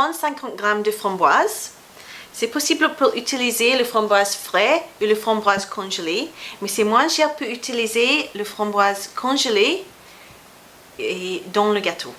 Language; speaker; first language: French; non-native, learner; English